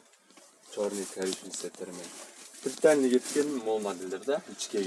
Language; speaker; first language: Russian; non-native, local second language; Kyrgyz